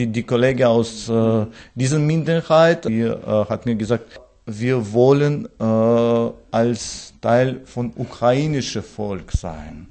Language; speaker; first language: German; non-native, learner; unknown